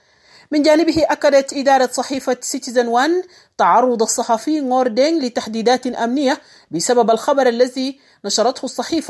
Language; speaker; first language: Arabic; native; Arabic